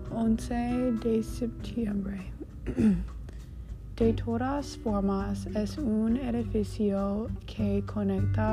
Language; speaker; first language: Spanish; non-native, learner; English